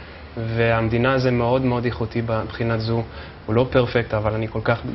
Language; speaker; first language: Hebrew; non-native, fluent; English